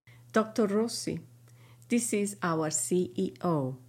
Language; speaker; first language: English; non-native, fluent; Italian